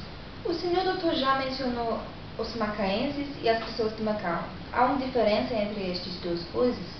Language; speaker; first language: Portuguese; non-native, learner; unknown